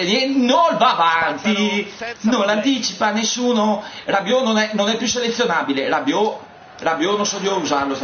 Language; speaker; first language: Italian; native; Italian